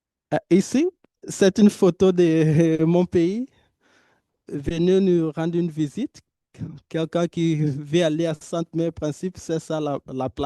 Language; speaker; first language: French; non-native, fluent; Portuguese